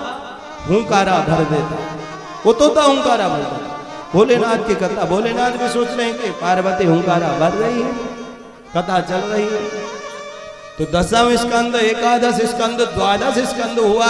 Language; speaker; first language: Hindi; native; Hindi